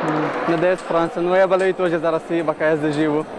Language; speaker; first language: Russian; non-native, learner; Arabic